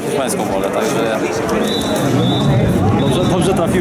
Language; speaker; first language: Polish; native; Polish